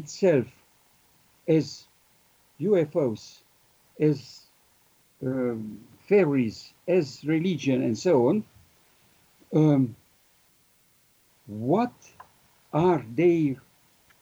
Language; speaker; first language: English; non-native, fluent; Romanian